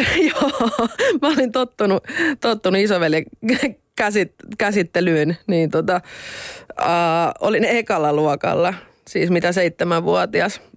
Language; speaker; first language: Finnish; non-native, local second language; Swedish